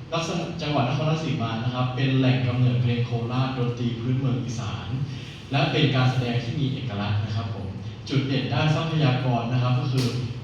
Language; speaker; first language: Thai; native; Thai